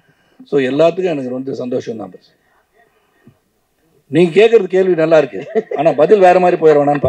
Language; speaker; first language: Tamil; native; Tamil